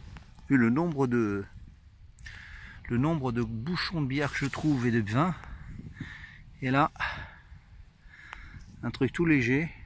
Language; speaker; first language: French; native; French